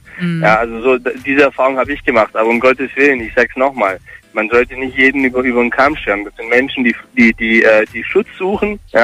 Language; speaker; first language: German; early bilingual, other home language; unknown